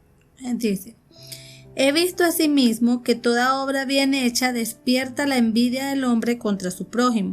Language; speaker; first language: Spanish; native; Spanish